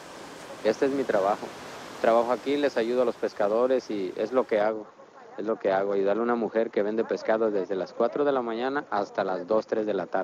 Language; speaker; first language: Spanish; native; Spanish